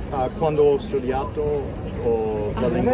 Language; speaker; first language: Italian; non-native, learner; English